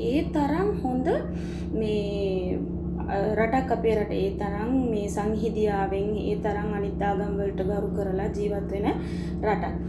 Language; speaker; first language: Sinhala; non-native, local second language; Tamil